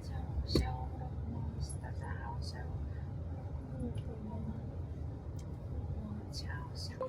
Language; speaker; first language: Chinese; non-native, learner; Korean